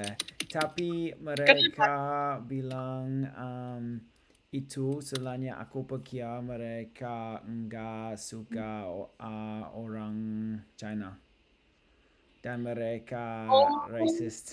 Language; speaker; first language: Indonesian; non-native, learner; English